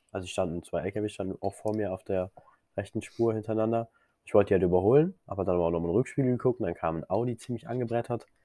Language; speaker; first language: German; native; German